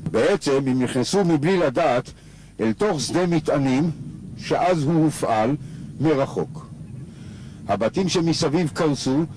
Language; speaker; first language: Hebrew; native; Hebrew